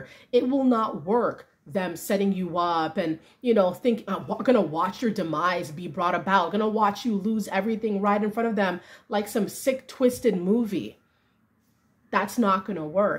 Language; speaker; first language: English; native; English